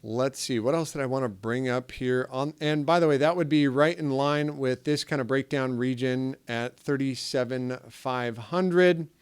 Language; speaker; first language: English; native; English